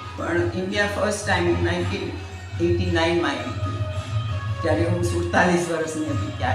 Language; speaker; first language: Gujarati; early bilingual, heritage; Gujarati